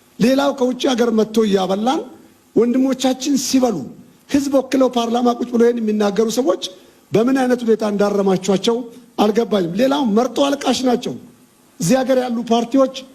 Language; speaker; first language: Amharic; non-native, local second language; Oromo